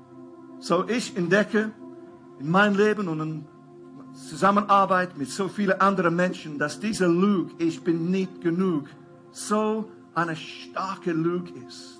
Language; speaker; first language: German; non-native, fluent; English